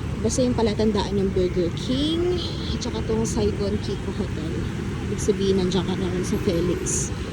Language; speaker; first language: Filipino; native; Filipino